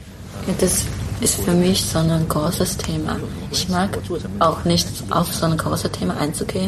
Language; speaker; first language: German; non-native, fluent; Chinese